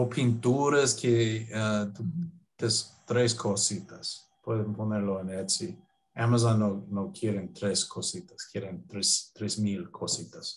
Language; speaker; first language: Spanish; non-native, fluent; English